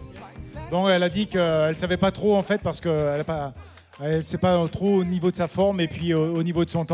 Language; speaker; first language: French; native; French